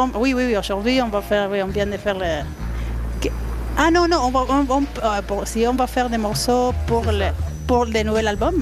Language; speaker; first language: French; non-native, fluent; Spanish